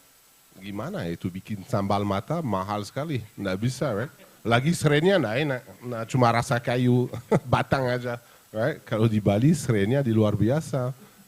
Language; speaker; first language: Indonesian; non-native, fluent; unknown